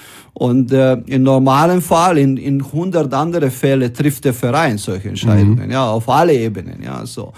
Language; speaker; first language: German; non-native, fluent; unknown